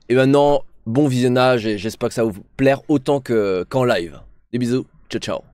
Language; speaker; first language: French; native; French